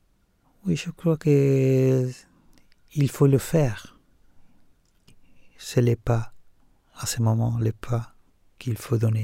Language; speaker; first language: French; non-native, fluent; Spanish